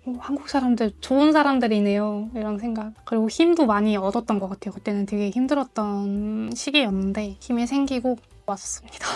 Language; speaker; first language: Korean; non-native, fluent; Mongolian